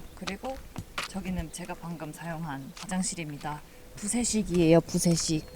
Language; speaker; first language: Korean; native; Korean